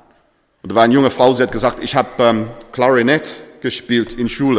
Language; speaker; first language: German; non-native, fluent; English